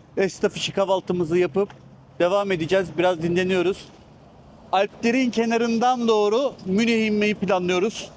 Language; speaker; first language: Turkish; early bilingual, heritage; Turkish